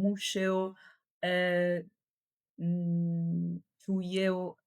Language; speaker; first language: Polish; non-native, learner; Italian